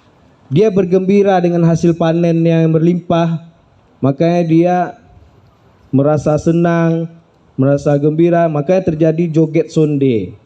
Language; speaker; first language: Indonesian; native; Indonesian